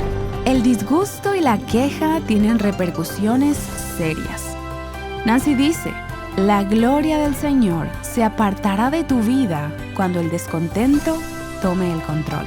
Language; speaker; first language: Spanish; native; Spanish